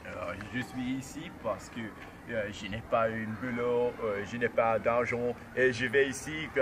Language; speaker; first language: French; non-native, learner; English